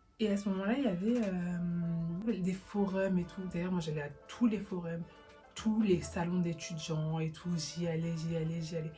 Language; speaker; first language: French; early bilingual, other home language; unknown